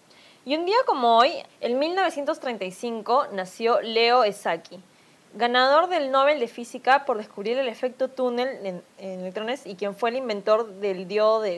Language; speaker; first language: Spanish; native; Spanish